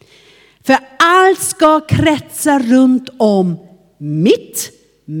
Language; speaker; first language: Swedish; non-native, fluent; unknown